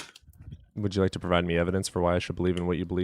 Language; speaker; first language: English; native; English